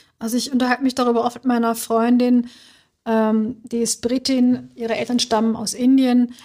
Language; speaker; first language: German; early bilingual, other home language; Turkish